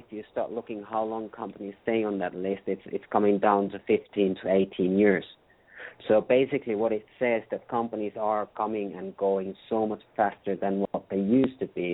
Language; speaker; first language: English; non-native, fluent; Finnish